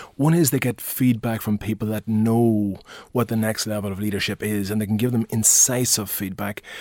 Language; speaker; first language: English; native; English